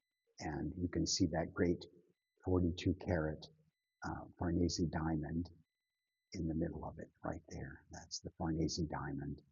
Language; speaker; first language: English; native; English